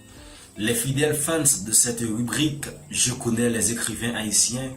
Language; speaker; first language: French; non-native, local second language; Haitian Creole